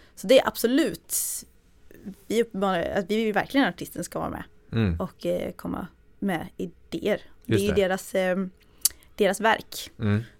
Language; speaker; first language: Swedish; native; Swedish